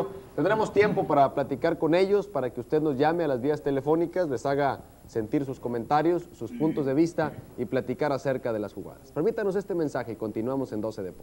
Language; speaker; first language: Spanish; native; Spanish